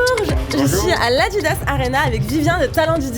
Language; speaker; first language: French; native; French